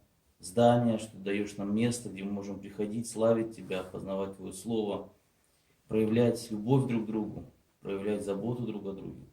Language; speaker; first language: Russian; native; Russian